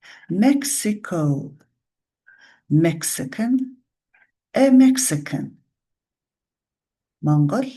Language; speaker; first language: English; non-native, fluent; Mongolian